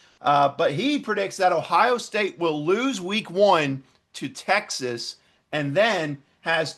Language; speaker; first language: English; native; English